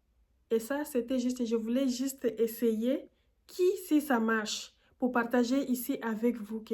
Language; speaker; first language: French; non-native, fluent; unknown